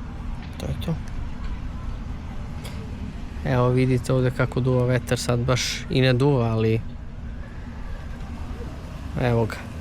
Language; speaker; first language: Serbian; early bilingual, heritage; Serbian